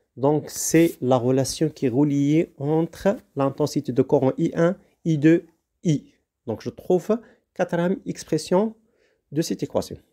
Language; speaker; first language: French; non-native, local second language; Arabic